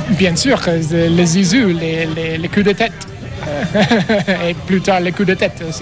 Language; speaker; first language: French; non-native, learner; English